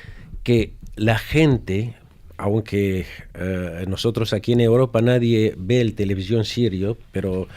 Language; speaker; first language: Spanish; non-native, fluent; Arabic